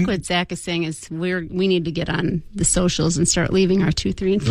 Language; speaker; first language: English; native; English